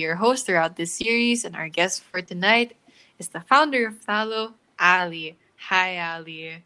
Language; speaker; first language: English; non-native, local second language; Filipino